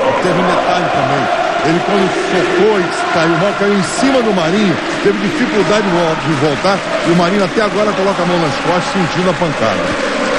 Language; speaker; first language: Portuguese; native; Portuguese